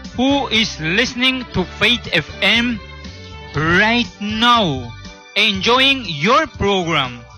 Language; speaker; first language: English; non-native, local second language; Spanish